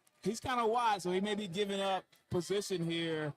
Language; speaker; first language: English; native; English